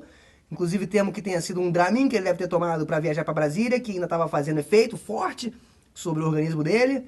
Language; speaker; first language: Portuguese; native; Portuguese